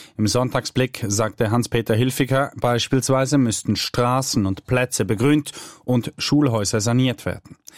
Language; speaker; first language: German; native; German